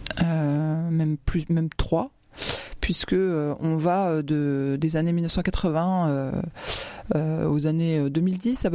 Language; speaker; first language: French; native; French